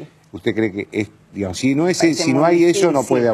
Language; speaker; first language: Spanish; native; Spanish